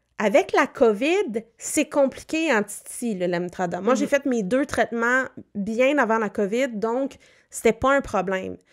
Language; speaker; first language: French; native; French